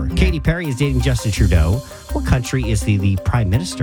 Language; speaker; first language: English; native; English